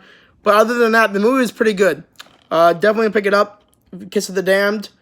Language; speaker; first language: English; native; English